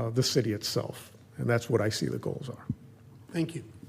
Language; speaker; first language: English; native; English